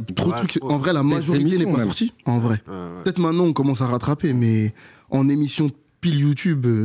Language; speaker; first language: French; native; French